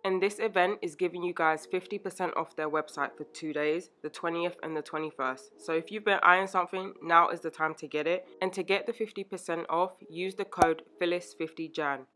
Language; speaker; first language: English; native; English